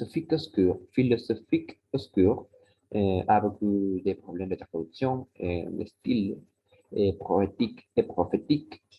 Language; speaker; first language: French; non-native, learner; Spanish